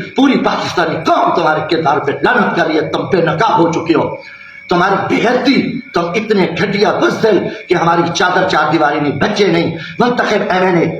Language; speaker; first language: Urdu; non-native, local second language; Saraiki